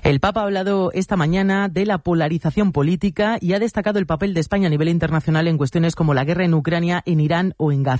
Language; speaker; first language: Spanish; native; Spanish